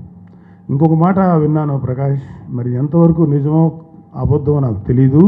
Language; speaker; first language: Telugu; native; Telugu